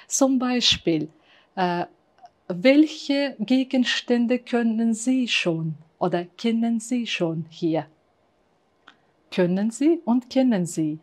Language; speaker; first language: German; non-native, fluent; Uzbek